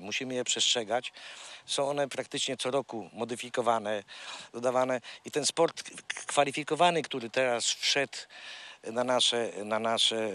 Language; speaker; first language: Polish; native; Polish